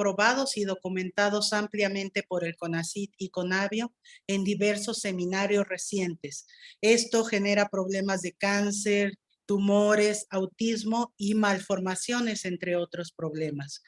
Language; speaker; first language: Spanish; native; Spanish